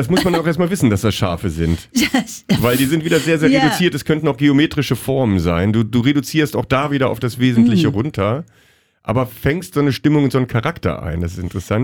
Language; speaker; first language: German; native; German